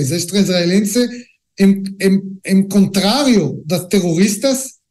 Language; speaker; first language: Portuguese; non-native, learner; Hebrew